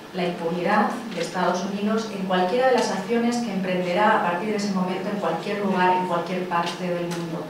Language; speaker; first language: Spanish; native; Spanish